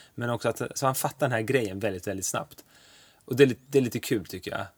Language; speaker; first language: Swedish; non-native, local second language; Kurdish